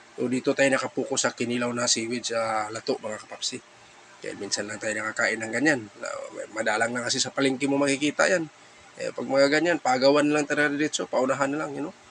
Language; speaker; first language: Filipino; non-native, local second language; Cebuano